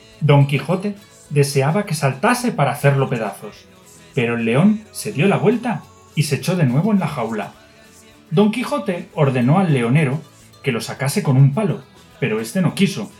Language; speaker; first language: Spanish; native; Spanish